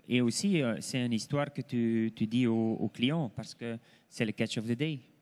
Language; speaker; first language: French; non-native, local second language; Dutch